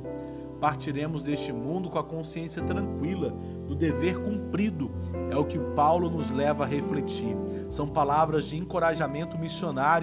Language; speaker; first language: Portuguese; native; Portuguese